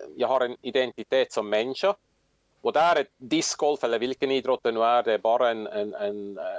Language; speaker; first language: Swedish; non-native, fluent; Swiss German